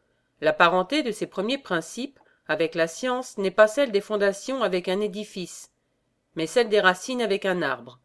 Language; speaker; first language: French; native; French